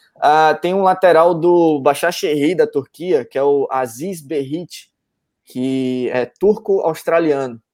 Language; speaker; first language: Portuguese; native; Portuguese